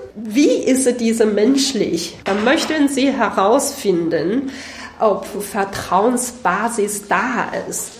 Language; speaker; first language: German; non-native, fluent; Chinese